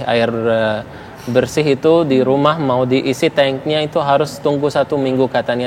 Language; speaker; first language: Indonesian; non-native, fluent; Arabic